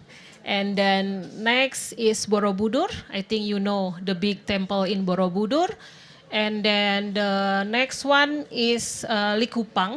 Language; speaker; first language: English; non-native, fluent; Indonesian